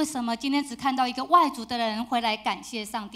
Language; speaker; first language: Chinese; native; Chinese